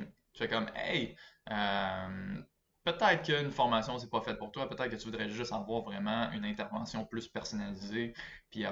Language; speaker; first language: French; native; French